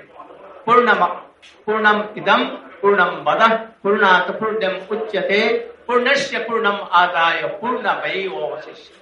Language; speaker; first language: Hindi; native; Hindi